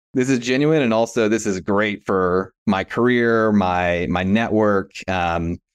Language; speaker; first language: English; native; English